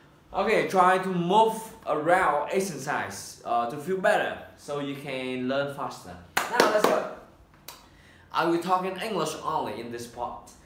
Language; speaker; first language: English; non-native, fluent; Vietnamese